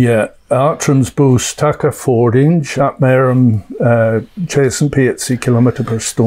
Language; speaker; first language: Latvian; non-native, learner; English